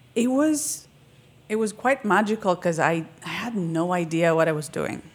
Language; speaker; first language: English; non-native, fluent; Greek